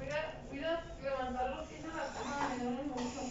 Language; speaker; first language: Spanish; native; Spanish